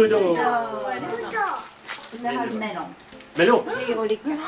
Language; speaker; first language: Swedish; non-native, learner; Japanese